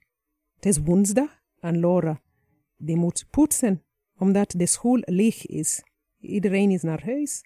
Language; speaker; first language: Dutch; non-native, fluent; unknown